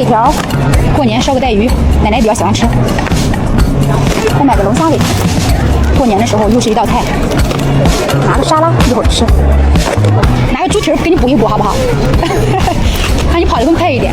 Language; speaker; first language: Chinese; native; Chinese